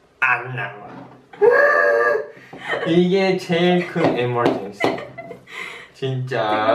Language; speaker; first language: Korean; non-native, learner; Japanese